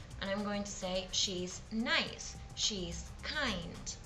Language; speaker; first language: English; non-native, fluent; Spanish